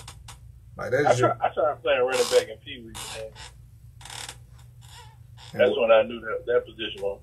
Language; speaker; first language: English; native; English